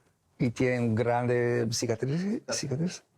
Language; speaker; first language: Spanish; non-native, learner; English